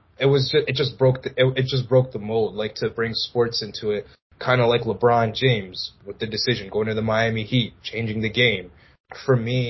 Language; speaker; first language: English; native; English